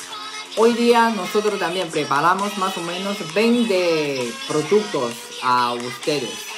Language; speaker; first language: Spanish; non-native, learner; Chinese